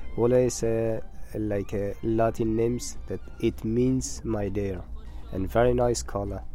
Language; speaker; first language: English; non-native, learner; Persian